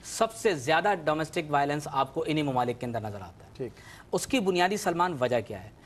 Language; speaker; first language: Urdu; native; Urdu